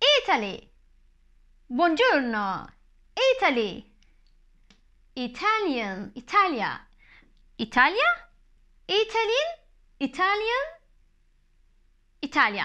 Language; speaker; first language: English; non-native, fluent; Turkish